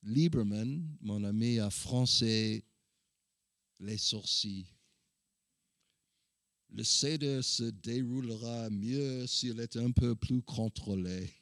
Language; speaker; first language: French; non-native, learner; English